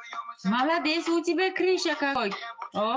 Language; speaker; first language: Russian; non-native, learner; Uzbek